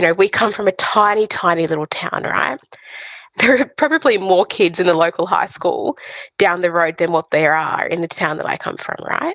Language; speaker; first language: English; native; English